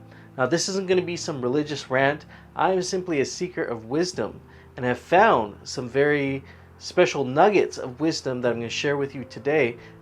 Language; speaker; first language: English; native; English